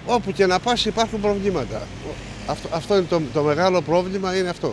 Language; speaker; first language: Greek; native; Greek